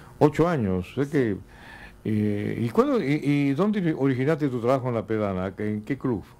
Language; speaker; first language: Spanish; native; Spanish